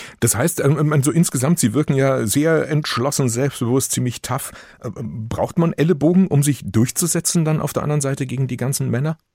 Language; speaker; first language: German; native; German